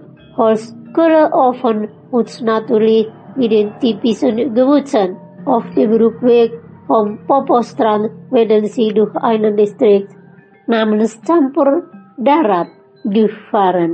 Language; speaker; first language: German; non-native, fluent; Indonesian